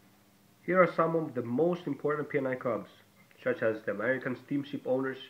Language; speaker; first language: English; non-native, fluent; Greek